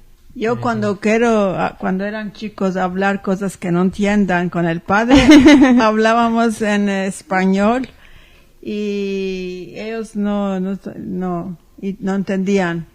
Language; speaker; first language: Spanish; early bilingual, heritage; Ladino